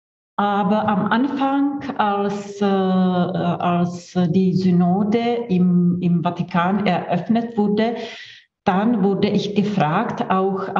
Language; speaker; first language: German; non-native, fluent; Czech